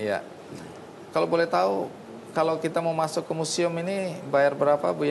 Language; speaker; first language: Indonesian; native; Indonesian